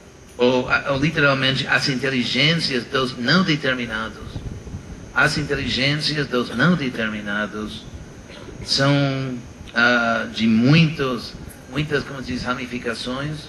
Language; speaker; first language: Portuguese; non-native, fluent; English